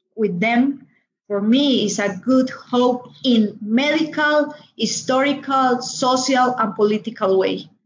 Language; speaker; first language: English; non-native, learner; Spanish